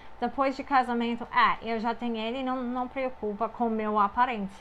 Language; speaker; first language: Portuguese; non-native, fluent; English